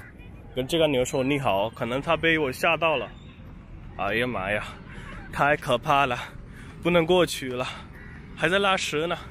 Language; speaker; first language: Chinese; non-native, fluent; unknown